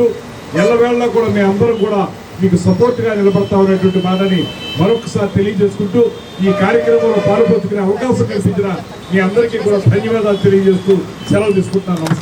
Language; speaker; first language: Telugu; native; Telugu